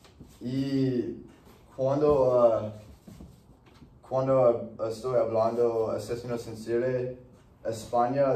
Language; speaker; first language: Spanish; non-native, learner; English